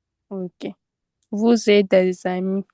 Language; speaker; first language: French; non-native, learner; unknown